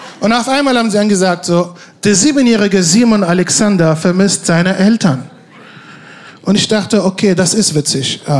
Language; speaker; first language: German; non-native, fluent; Arabic